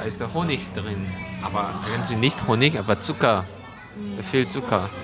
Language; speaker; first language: German; non-native, learner; Korean